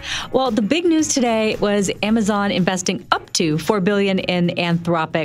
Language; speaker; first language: English; native; English